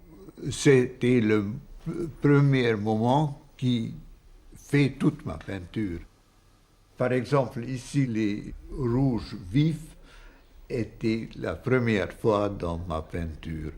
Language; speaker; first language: French; non-native, fluent; Hungarian